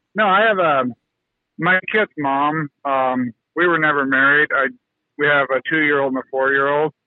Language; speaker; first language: English; native; English